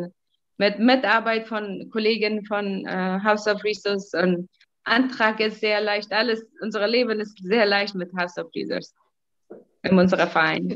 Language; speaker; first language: German; non-native, fluent; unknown